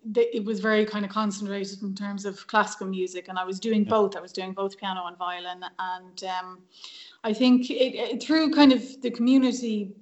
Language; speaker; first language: English; native; English